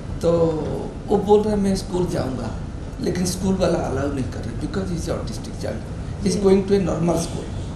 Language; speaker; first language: Hindi; non-native, local second language; Odia